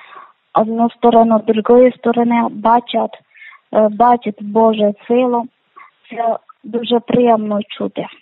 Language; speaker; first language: Ukrainian; non-native, learner; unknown